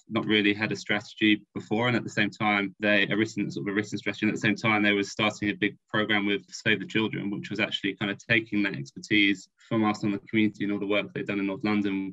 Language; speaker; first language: English; native; English